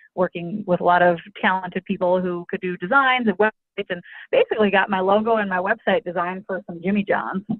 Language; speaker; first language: English; native; English